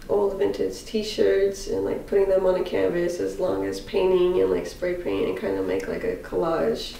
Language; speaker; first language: English; native; English